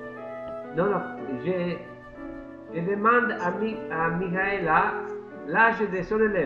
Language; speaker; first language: French; non-native, learner; Italian